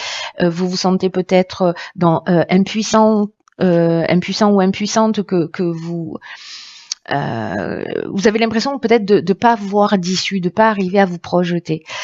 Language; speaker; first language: French; native; French